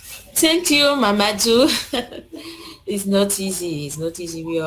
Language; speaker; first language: English; non-native, learner; French